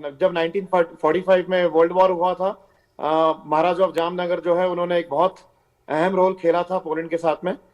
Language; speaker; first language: Hindi; native; Hindi